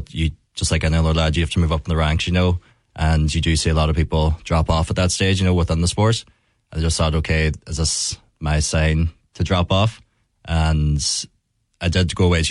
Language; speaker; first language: English; native; English